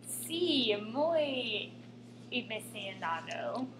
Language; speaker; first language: Spanish; non-native, learner; English